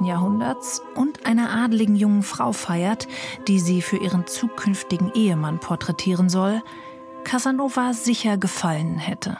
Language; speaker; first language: German; native; German